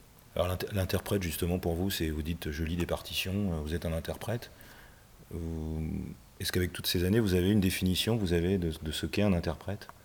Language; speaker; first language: French; native; French